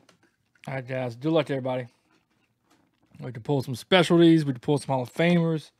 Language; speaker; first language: English; native; English